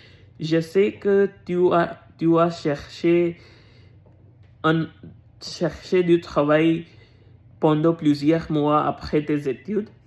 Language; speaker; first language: French; non-native, learner; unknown